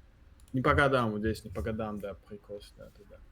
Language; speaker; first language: Russian; native; Russian